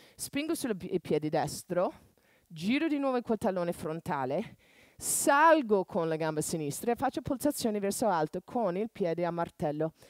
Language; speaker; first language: Italian; non-native, fluent; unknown